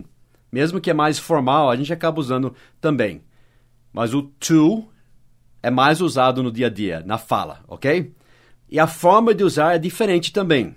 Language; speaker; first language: Portuguese; non-native, fluent; English